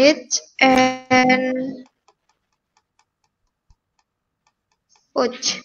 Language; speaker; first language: English; non-native, learner; Indonesian